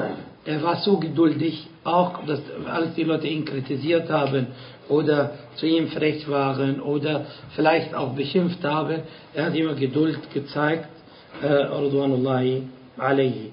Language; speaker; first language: German; non-native, fluent; Arabic